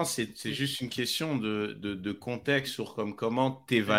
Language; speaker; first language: French; native; French